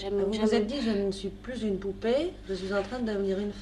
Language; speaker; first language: French; native; French